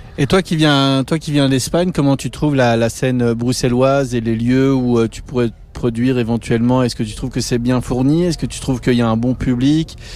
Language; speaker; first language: French; native; French